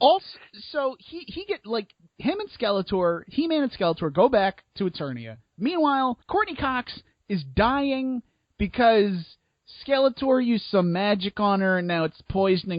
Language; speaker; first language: English; native; English